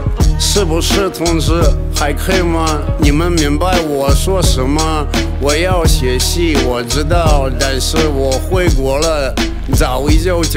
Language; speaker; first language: Chinese; early bilingual, heritage; Russian